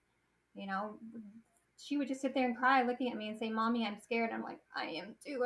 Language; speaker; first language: English; native; English